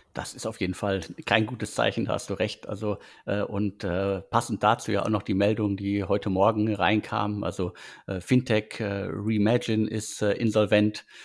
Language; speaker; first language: German; native; German